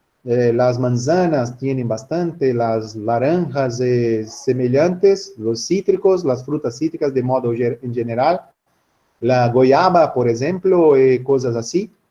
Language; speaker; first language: Spanish; non-native, learner; Portuguese